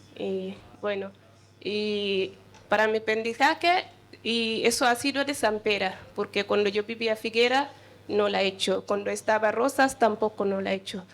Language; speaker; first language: Spanish; non-native, learner; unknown